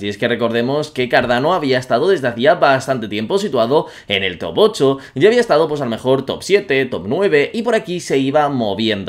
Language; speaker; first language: Spanish; native; Spanish